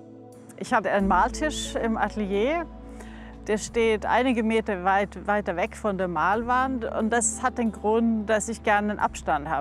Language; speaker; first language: German; non-native, fluent; Swedish